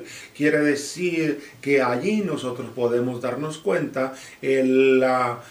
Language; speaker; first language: Spanish; native; Spanish